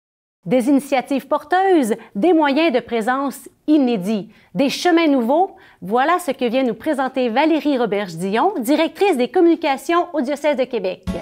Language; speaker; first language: French; native; French